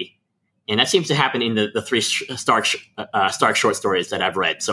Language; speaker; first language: English; native; English